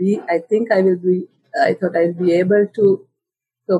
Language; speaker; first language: English; non-native, local second language; Sinhala